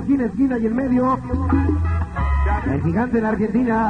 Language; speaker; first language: Spanish; native; Spanish